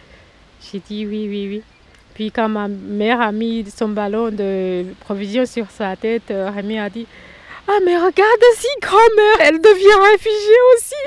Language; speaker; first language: French; non-native, local second language; Kinyarwanda